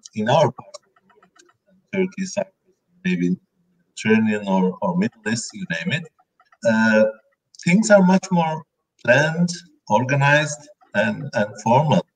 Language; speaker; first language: English; non-native, fluent; Turkish